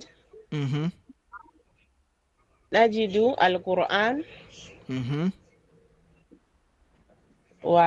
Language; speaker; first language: Arabic; non-native, learner; French